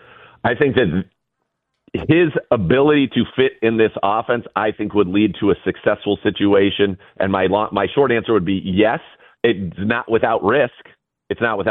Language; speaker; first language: English; native; English